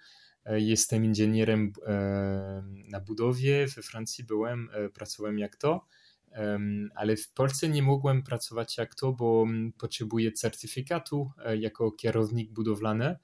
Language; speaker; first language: Polish; non-native, learner; French